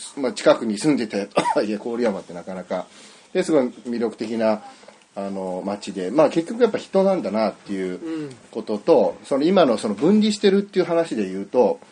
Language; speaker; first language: Japanese; native; Japanese